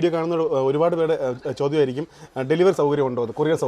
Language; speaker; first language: Malayalam; native; Malayalam